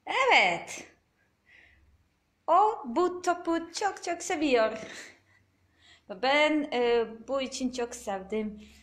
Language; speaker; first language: Turkish; non-native, learner; Serbian